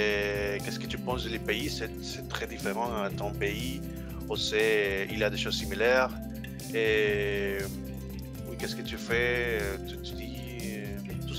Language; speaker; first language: French; non-native, learner; Spanish